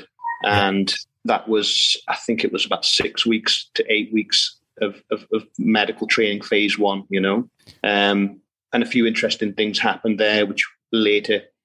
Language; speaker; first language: English; native; English